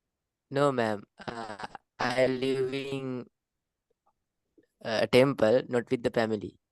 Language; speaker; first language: English; non-native, learner; Sinhala